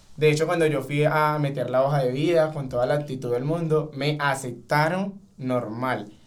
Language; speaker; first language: Spanish; native; Spanish